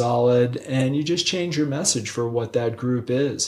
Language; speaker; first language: English; native; English